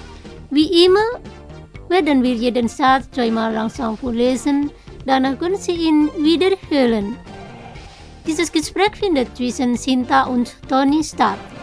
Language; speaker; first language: German; non-native, fluent; Indonesian